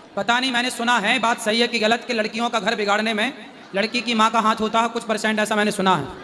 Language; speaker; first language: Hindi; native; Hindi